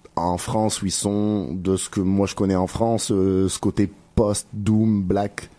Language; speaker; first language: French; native; French